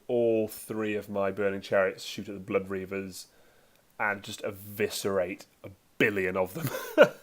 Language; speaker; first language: English; native; English